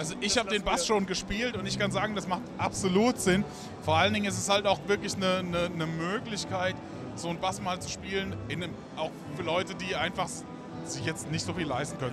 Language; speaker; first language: German; native; German